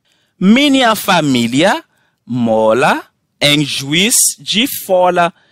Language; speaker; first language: Portuguese; non-native, fluent; Haitian Creole